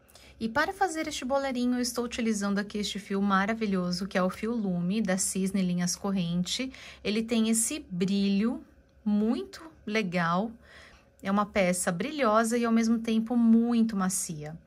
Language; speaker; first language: Portuguese; native; Portuguese